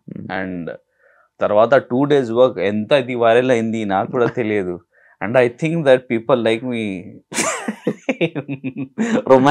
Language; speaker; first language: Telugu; non-native, learner; Hindi